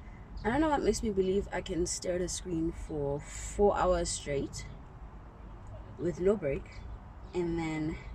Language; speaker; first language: English; non-native, local second language; Zulu